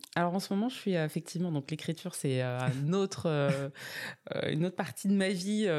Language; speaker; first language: French; native; French